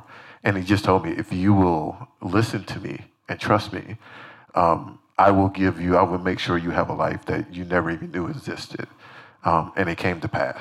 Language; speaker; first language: English; native; English